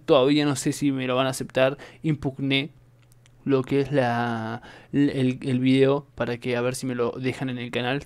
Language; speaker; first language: Spanish; native; Spanish